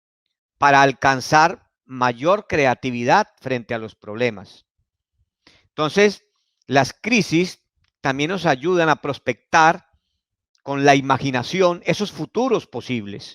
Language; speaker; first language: Spanish; native; Spanish